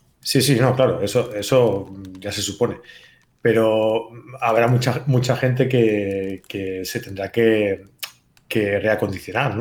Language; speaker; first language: Spanish; native; Spanish